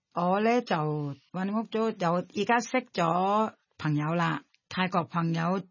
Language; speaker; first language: Cantonese; non-native, fluent; Thai